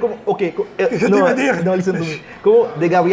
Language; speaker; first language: Spanish; non-native, fluent; Haitian Creole